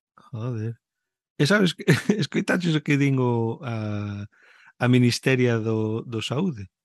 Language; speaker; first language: Galician; early bilingual, heritage; Galician